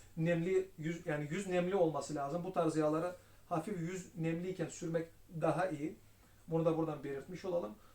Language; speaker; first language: Turkish; native; Turkish